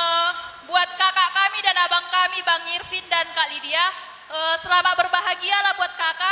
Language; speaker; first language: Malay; non-native, local second language; Batak Toba